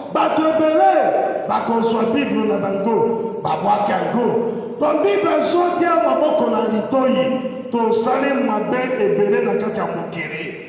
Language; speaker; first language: Lingala; non-native, fluent; Igbo